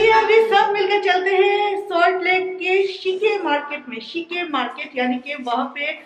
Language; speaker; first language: Hindi; non-native, local second language; Bangla